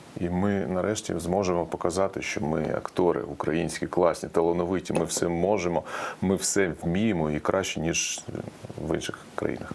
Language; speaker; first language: Ukrainian; non-native, local second language; Russian